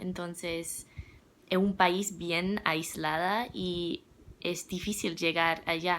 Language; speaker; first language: Spanish; non-native, learner; English